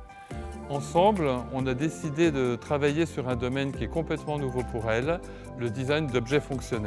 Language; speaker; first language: French; native; French